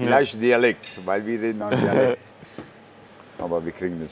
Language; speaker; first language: German; non-native, fluent; Italian